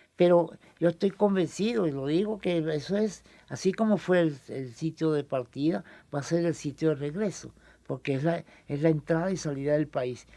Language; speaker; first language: Spanish; native; Spanish